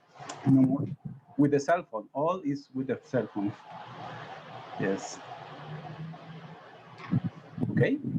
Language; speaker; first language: English; non-native, learner; Spanish